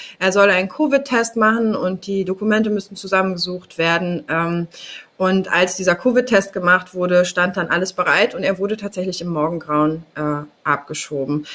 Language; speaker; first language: German; native; German